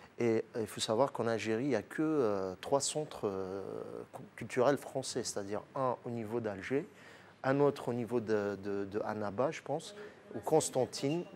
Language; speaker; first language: French; non-native, local second language; Arabic